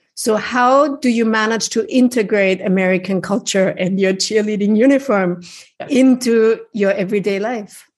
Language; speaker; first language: English; non-native, fluent; German